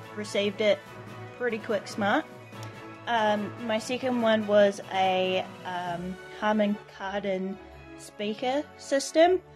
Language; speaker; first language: English; native; English